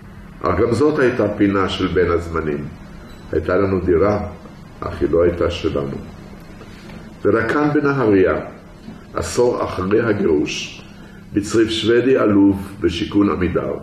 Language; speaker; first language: Hebrew; early bilingual, other home language; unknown